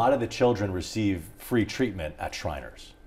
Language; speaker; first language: English; native; English